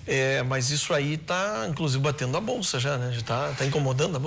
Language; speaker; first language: Portuguese; native; Portuguese